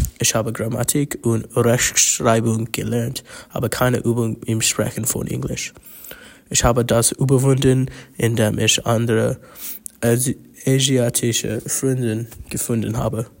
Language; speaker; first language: German; non-native, learner; Chinese